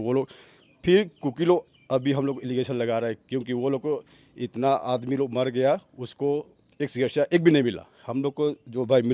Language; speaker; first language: Hindi; non-native, local second language; Manipuri